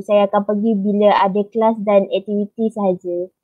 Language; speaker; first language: Malay; native; Malay